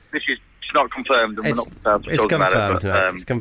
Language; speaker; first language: English; native; English